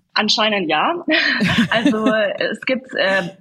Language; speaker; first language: German; native; German